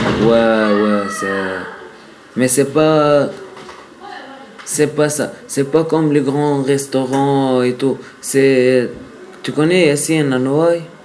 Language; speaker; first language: French; non-native, learner; Arabic